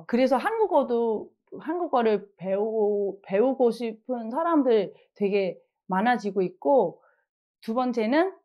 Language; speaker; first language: Korean; non-native, fluent; Vietnamese